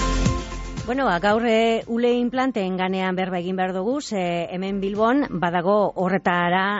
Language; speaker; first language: Basque; native; Basque